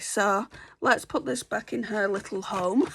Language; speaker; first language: English; native; English